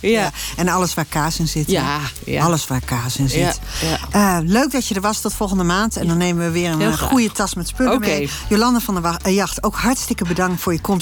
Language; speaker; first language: Dutch; native; Dutch